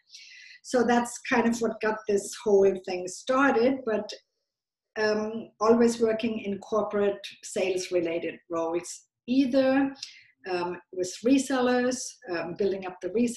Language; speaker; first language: English; non-native, fluent; German